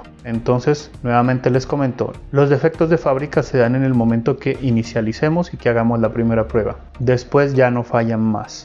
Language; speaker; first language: Spanish; native; Spanish